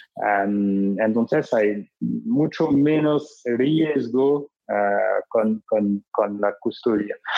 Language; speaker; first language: Spanish; non-native, learner; French